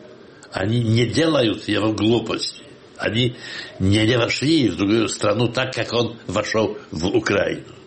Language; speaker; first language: Russian; non-native, fluent; Polish